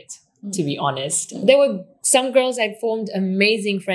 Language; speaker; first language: English; non-native, local second language; Swahili